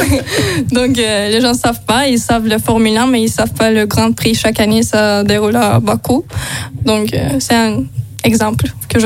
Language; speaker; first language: French; non-native, learner; Azerbaijani